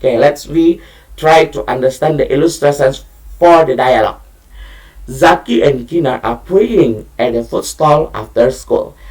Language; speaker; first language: English; non-native, learner; Indonesian